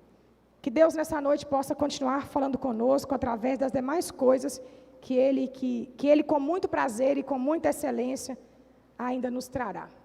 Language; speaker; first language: Portuguese; native; Portuguese